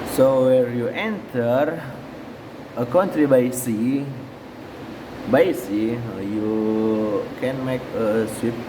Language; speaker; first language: English; non-native, learner; Indonesian